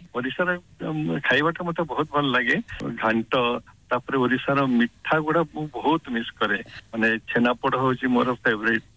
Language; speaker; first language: Odia; non-native, local second language; Marathi